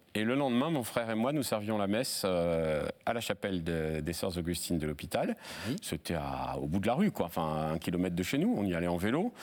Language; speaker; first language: French; native; French